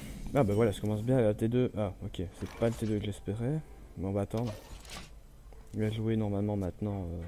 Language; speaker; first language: French; native; French